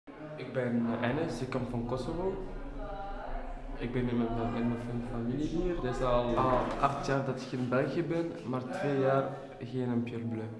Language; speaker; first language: Dutch; early bilingual, other home language; Albanian